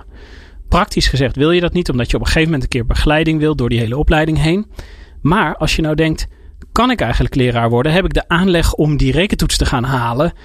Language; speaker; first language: Dutch; native; Dutch